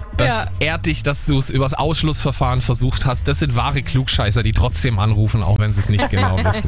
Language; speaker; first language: German; native; German